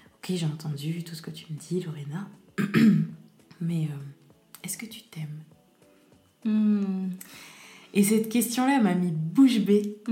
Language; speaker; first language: French; native; French